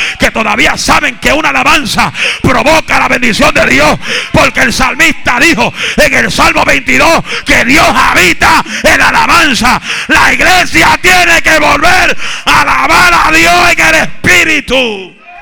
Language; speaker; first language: Spanish; native; Spanish